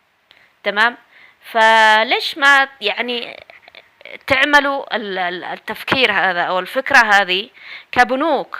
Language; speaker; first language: Arabic; native; Arabic